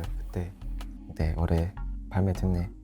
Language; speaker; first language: Korean; non-native, local second language; Thai